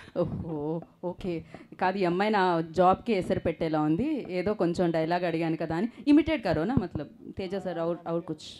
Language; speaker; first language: Telugu; native; Telugu